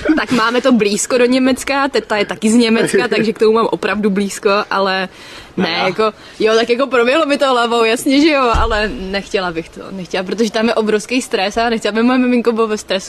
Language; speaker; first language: Czech; native; Czech